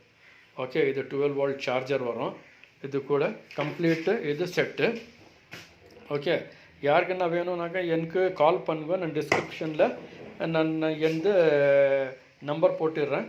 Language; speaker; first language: Tamil; non-native, local second language; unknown